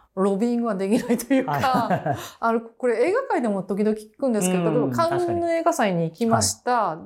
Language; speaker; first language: Japanese; native; Japanese